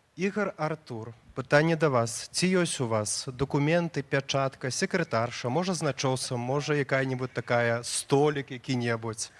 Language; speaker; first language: Belarusian; native; Belarusian